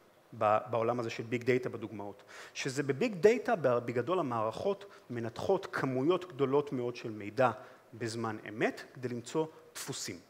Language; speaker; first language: Hebrew; native; Hebrew